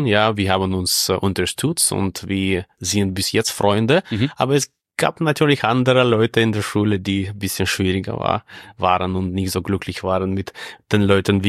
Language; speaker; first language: German; non-native, fluent; Russian